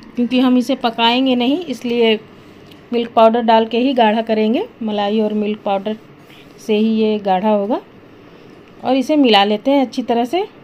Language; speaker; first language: Hindi; native; Hindi